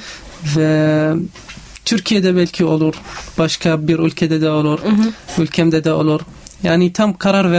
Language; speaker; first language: Turkish; non-native, fluent; Arabic